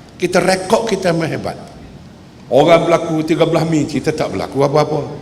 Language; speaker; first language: Malay; native; Malay